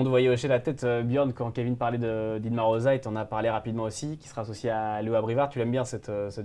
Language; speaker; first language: French; native; French